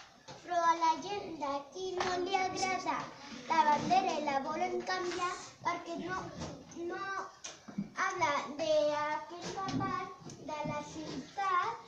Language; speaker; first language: Catalan; non-native, local second language; Spanish